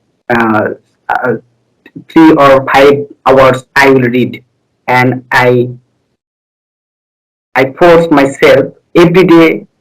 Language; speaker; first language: English; non-native, learner; Bangla